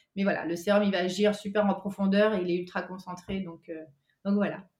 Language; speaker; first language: French; native; French